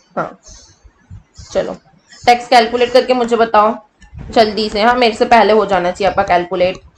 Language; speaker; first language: Hindi; native; Hindi